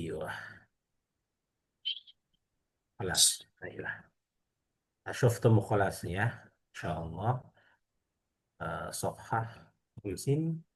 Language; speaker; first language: Arabic; non-native, fluent; Indonesian